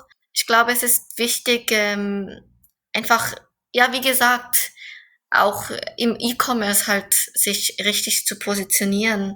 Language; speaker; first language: German; non-native, fluent; Korean